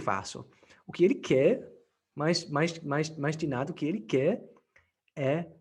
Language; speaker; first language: Portuguese; non-native, fluent; English